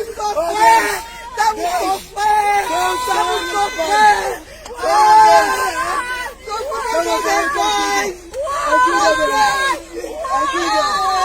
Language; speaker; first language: Portuguese; non-native, learner; Haitian Creole